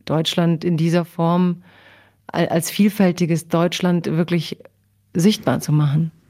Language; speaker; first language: German; early bilingual, other home language; Croatian